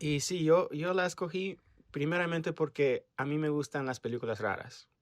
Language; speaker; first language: Spanish; early bilingual, heritage; Spanish